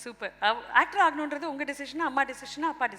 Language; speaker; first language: Tamil; native; Tamil